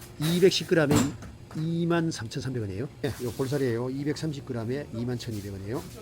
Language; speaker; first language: Korean; native; Korean